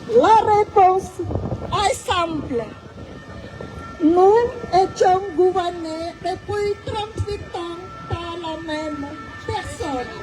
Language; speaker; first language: French; non-native, fluent; Khmer